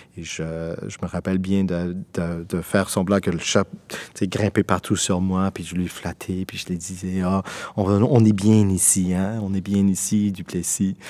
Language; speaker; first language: French; non-native, local second language; English